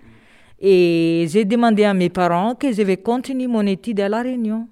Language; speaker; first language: French; non-native, local second language; Malagasy